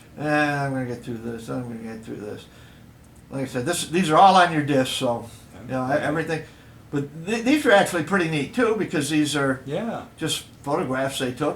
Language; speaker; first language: English; native; English